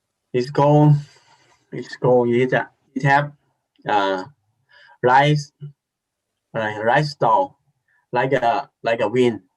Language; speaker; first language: English; non-native, learner; Thai